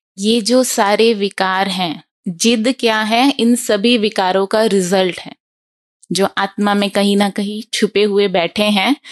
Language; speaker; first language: Hindi; native; Hindi